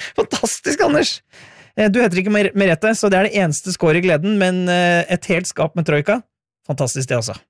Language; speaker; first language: Norwegian; native; Norwegian